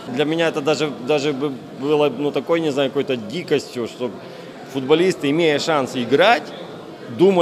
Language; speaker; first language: Russian; native; Russian